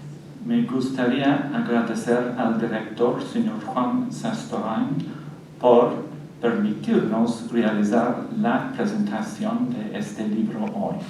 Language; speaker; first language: Spanish; non-native, fluent; English